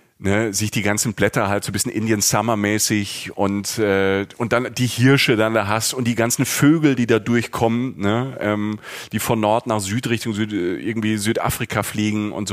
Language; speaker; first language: German; native; German